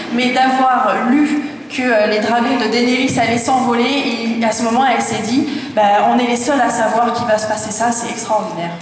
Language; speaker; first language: French; native; French